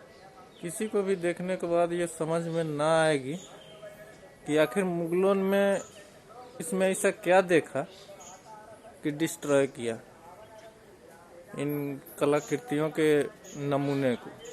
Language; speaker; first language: Hindi; native; Hindi